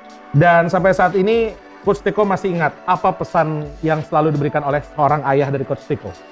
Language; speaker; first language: Indonesian; native; Indonesian